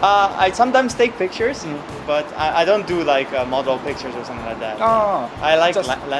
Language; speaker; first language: English; non-native, fluent; Dutch